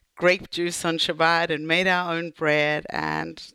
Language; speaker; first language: English; native; English